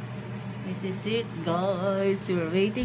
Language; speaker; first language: English; non-native, local second language; Filipino